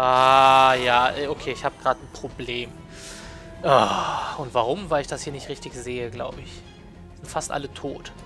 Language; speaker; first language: German; native; German